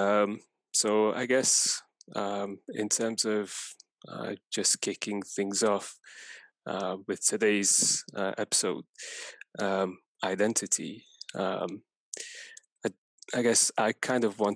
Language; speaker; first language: English; non-native, fluent; Persian